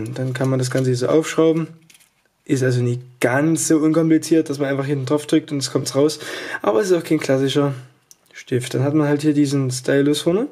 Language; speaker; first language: German; native; German